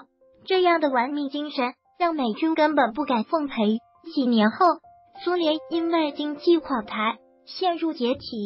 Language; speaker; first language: Chinese; native; Chinese